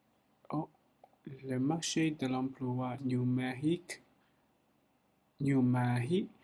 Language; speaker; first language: French; non-native, learner; Chinese